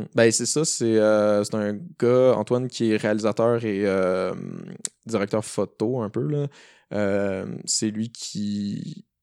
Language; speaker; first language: French; native; French